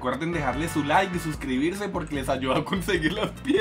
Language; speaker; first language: Spanish; native; Spanish